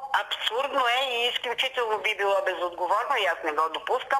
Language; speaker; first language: Bulgarian; native; Bulgarian